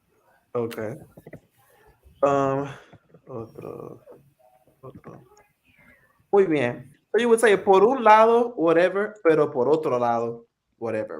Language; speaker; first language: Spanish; non-native, fluent; English